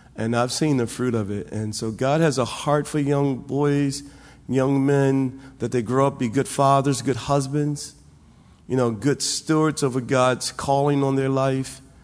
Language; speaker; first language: English; native; English